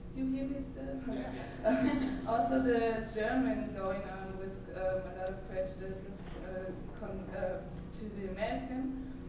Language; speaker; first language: English; non-native, fluent; German